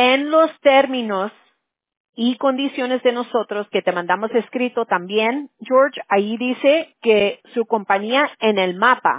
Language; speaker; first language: Spanish; early bilingual, heritage; Spanish